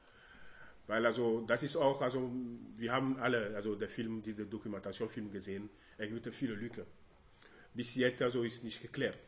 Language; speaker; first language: German; non-native, learner; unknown